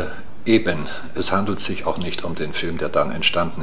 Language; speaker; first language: German; native; German